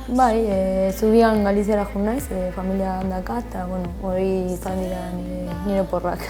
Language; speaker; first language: Basque; non-native, local second language; Spanish